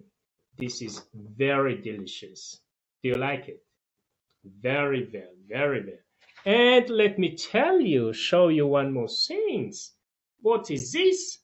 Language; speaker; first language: English; non-native, fluent; Tajik